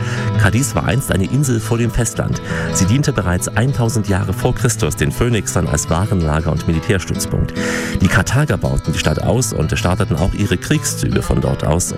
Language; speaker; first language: German; native; German